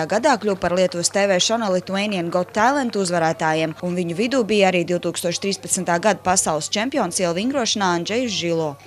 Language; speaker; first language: Latvian; native; Latvian